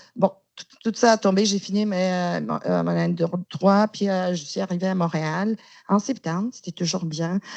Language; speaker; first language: French; non-native, fluent; Romanian